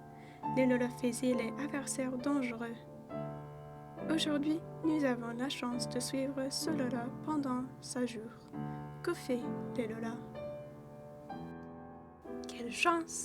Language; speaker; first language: French; non-native, learner; English